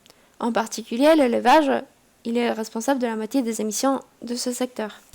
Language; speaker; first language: French; non-native, fluent; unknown